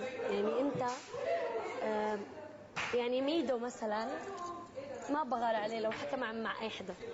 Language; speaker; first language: Arabic; native; Arabic